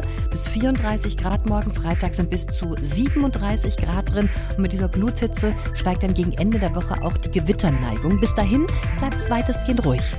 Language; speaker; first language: German; native; German